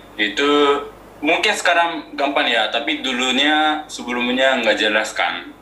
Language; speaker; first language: Indonesian; non-native, fluent; Japanese